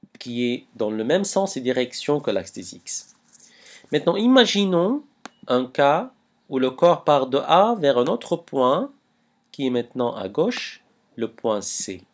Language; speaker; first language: French; non-native, local second language; Arabic